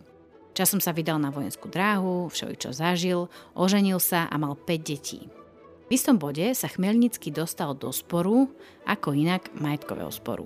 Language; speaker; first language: Slovak; native; Slovak